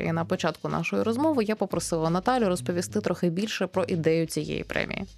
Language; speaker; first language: Ukrainian; native; Ukrainian